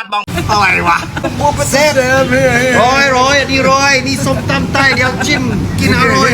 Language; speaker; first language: Thai; native; Thai